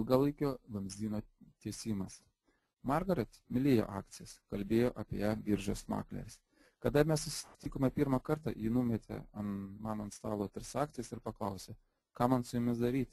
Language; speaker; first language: Lithuanian; native; Lithuanian